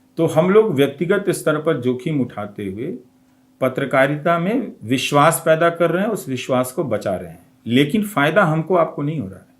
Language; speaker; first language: Hindi; non-native, local second language; Bhojpuri